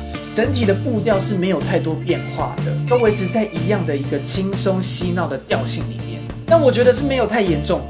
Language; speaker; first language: Chinese; native; Chinese